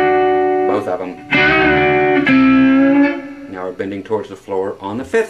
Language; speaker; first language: English; native; English